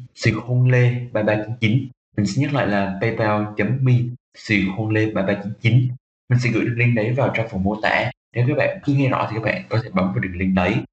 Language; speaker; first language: Vietnamese; native; Vietnamese